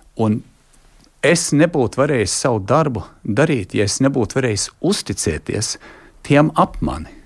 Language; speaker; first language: Latvian; early bilingual, heritage; Latvian